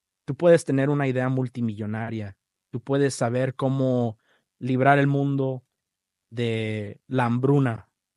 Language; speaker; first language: Spanish; early bilingual, other home language; English